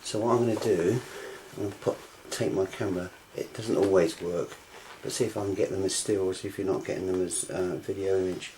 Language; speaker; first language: English; native; English